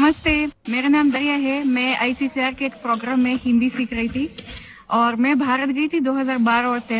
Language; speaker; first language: Hindi; non-native, fluent; Russian